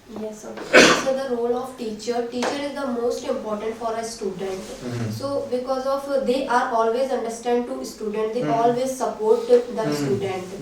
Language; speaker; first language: English; non-native, learner; Hindi